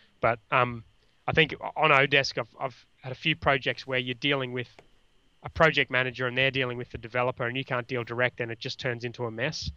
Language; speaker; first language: English; native; English